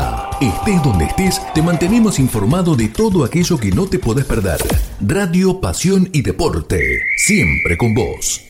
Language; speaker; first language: Spanish; native; Spanish